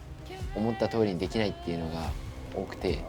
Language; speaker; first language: Japanese; native; Japanese